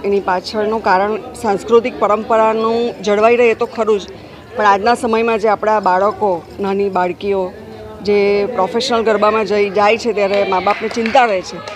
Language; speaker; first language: Gujarati; native; Gujarati